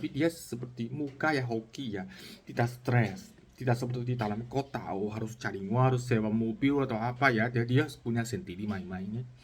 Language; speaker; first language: Indonesian; non-native, learner; Chinese